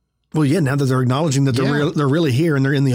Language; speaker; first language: English; native; English